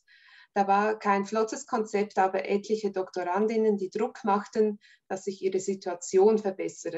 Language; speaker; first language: German; native; German